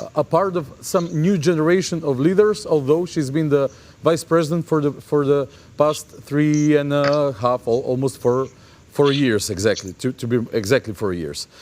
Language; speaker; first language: English; non-native, fluent; Macedonian